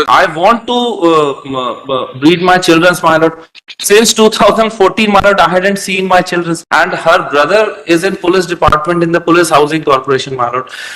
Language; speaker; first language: English; non-native, local second language; Hindi